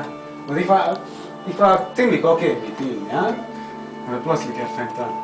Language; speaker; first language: German; non-native, learner; Slovak